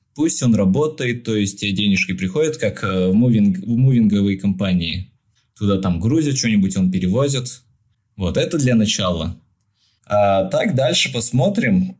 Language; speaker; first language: Russian; non-native, local second language; Tajik